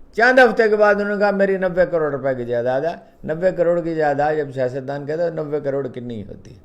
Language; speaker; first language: Urdu; native; Urdu